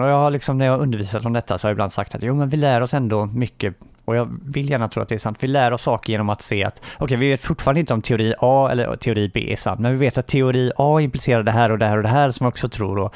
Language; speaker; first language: Swedish; native; Swedish